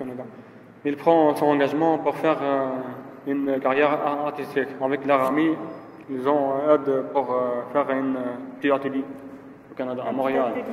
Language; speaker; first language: French; non-native, learner; Arabic